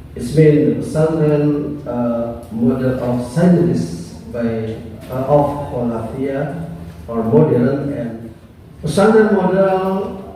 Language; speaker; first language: English; non-native, learner; Indonesian